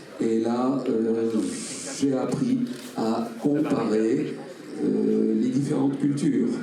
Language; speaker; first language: French; non-native, fluent; Dutch